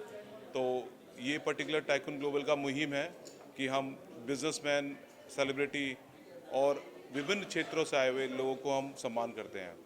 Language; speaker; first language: Hindi; native; Hindi